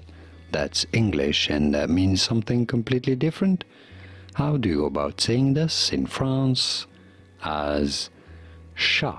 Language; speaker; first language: English; non-native, fluent; French